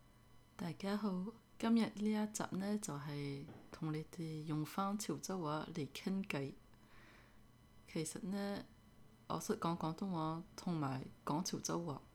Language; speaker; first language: Cantonese; early bilingual, heritage; Cantonese